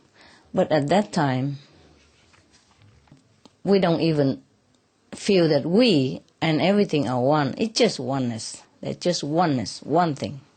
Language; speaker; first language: English; non-native, fluent; Vietnamese